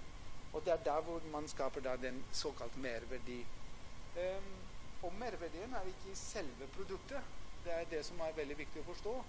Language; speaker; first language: Norwegian; non-native, fluent; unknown